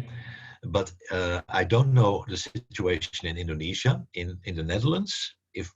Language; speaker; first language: English; non-native, fluent; Dutch